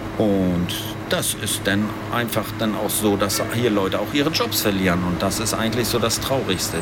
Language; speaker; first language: German; native; German